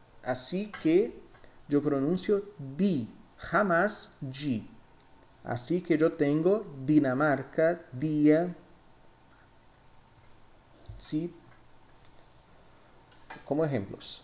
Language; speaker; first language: Spanish; non-native, fluent; Portuguese